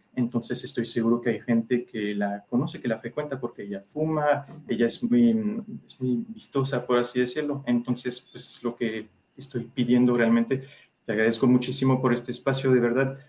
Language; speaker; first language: Spanish; non-native, fluent; French